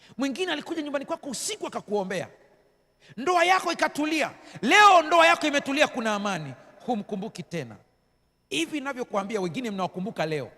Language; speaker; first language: Swahili; native; Swahili